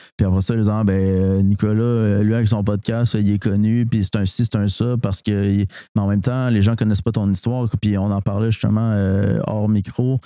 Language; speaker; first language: French; native; French